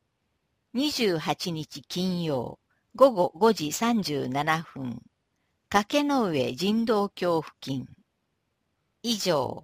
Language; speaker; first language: Japanese; native; Japanese